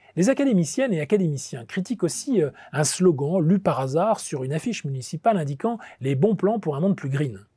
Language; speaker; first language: French; native; French